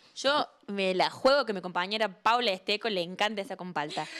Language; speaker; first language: Spanish; native; Spanish